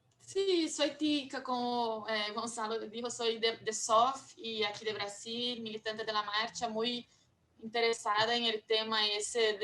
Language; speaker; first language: Spanish; non-native, fluent; Portuguese